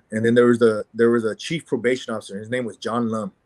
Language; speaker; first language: English; native; English